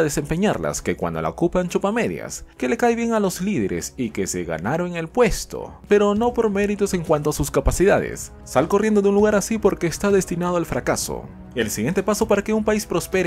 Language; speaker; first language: Spanish; native; Spanish